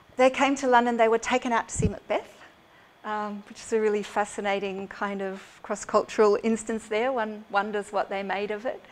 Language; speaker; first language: English; native; English